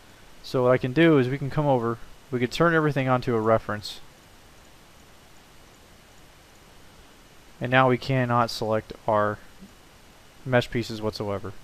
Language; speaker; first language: English; native; English